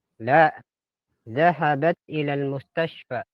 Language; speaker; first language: Arabic; non-native, learner; Filipino